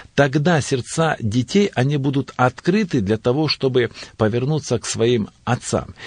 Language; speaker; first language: Russian; native; Russian